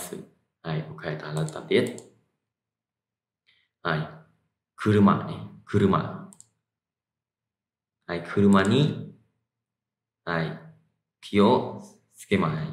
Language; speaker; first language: Japanese; non-native, fluent; Khmer